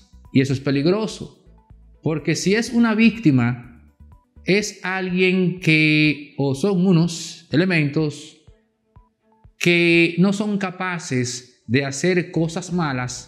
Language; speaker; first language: Spanish; native; Spanish